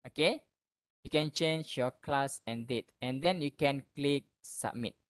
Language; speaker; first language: English; non-native, local second language; Malay